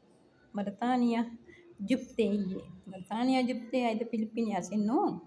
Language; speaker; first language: Arabic; non-native, learner; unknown